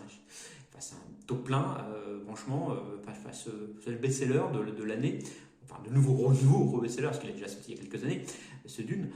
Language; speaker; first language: French; native; French